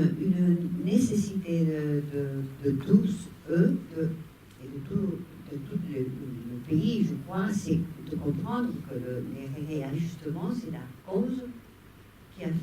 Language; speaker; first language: French; non-native, fluent; Spanish